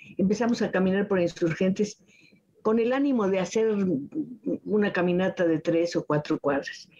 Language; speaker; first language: Spanish; native; Spanish